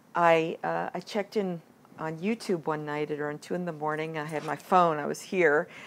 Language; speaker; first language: English; native; English